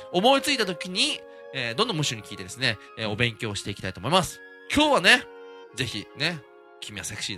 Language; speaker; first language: Japanese; native; Japanese